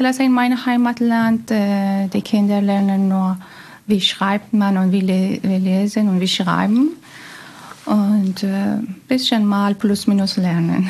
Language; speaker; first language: German; non-native, learner; Persian